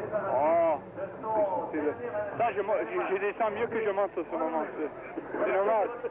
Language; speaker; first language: French; non-native, learner; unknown